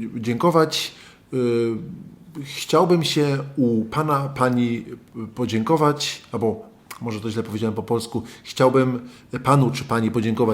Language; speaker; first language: Polish; early bilingual, other home language; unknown